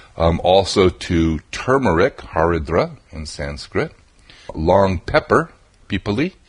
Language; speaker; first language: English; native; English